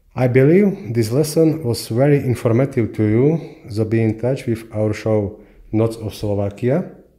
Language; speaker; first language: English; non-native, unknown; Slovak